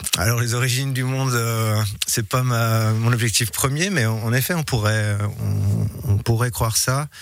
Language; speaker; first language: French; native; French